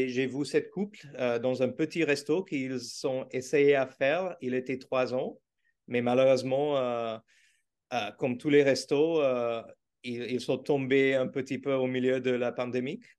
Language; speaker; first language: French; non-native, fluent; Portuguese